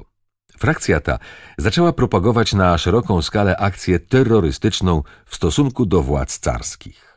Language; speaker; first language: Polish; native; Polish